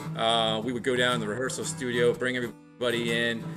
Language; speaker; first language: English; native; English